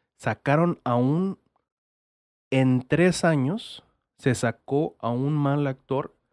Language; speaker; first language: Spanish; native; Spanish